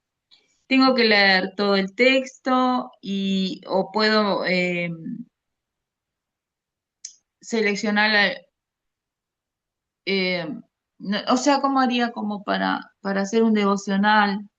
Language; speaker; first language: Spanish; native; Spanish